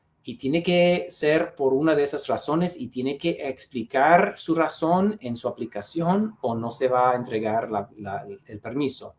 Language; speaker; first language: Spanish; non-native, fluent; English